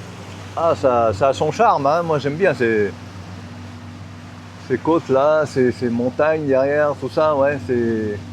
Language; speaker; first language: French; native; French